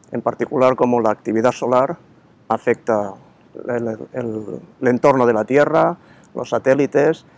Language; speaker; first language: Spanish; native; Spanish